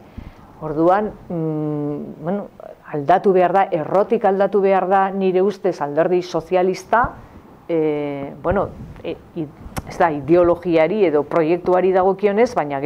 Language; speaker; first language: Basque; non-native, local second language; Spanish